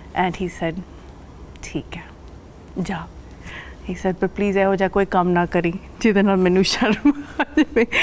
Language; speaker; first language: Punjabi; early bilingual, heritage; Punjabi